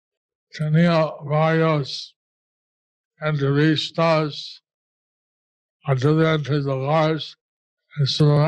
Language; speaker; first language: Spanish; non-native, learner; English